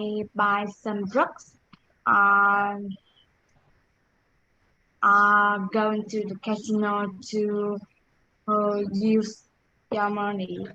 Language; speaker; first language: English; non-native, learner; Vietnamese